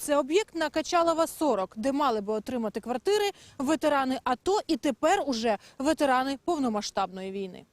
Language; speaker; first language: Ukrainian; native; Ukrainian